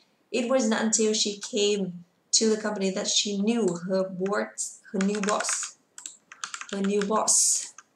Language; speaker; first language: English; non-native, fluent; Vietnamese